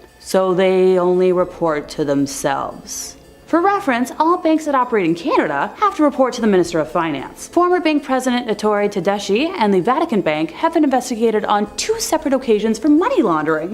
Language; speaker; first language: English; native; English